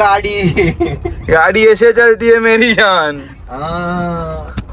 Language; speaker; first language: Hindi; non-native, local second language; Gujarati